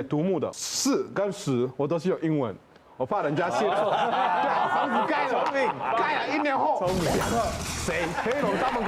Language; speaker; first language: Chinese; non-native, fluent; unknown